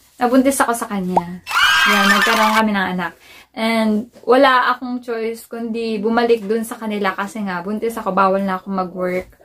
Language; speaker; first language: Filipino; native; Filipino